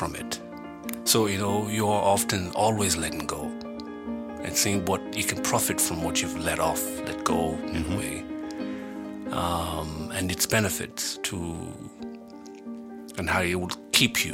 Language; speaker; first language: English; non-native, local second language; Bini